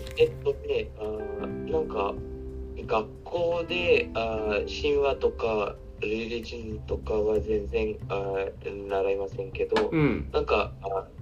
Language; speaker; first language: Japanese; non-native, learner; Hindi